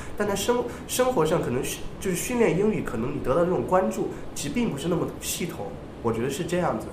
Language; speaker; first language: Chinese; native; Chinese